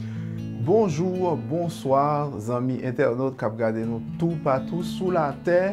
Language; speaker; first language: French; non-native, learner; Haitian Creole